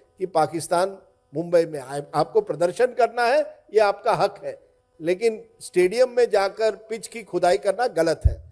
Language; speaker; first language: Hindi; non-native, local second language; Marathi